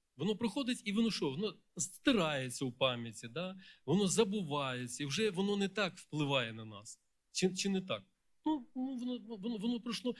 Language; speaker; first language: Ukrainian; non-native, local second language; Russian